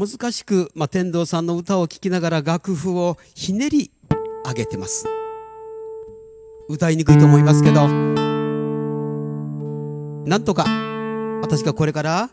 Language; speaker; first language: Japanese; native; Japanese